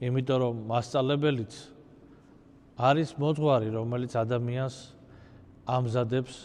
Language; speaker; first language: Georgian; native; Georgian